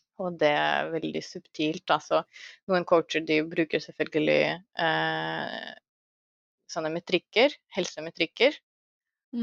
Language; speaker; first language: Norwegian; non-native, fluent; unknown